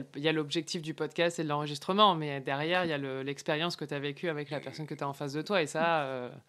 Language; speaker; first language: French; native; French